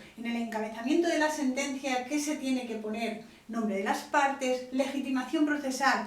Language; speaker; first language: Spanish; native; Spanish